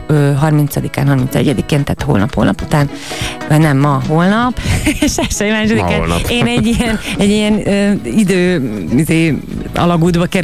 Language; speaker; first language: Hungarian; native; Hungarian